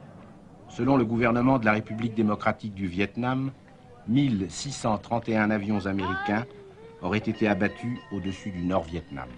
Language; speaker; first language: French; native; French